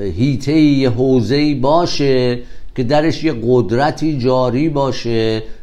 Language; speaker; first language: Persian; native; Persian